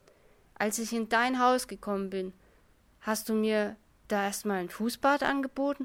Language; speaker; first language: German; native; German